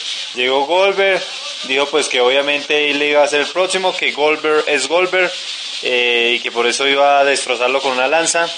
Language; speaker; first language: Spanish; native; Spanish